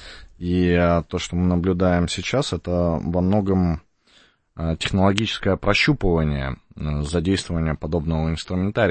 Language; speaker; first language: Russian; native; Russian